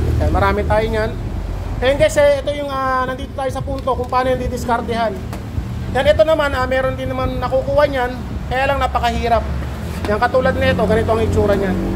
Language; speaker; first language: Filipino; native; Filipino